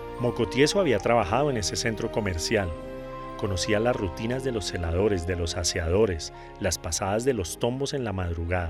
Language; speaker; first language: Spanish; native; Spanish